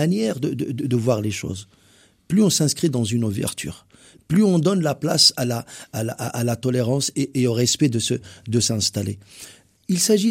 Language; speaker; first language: French; non-native, local second language; Arabic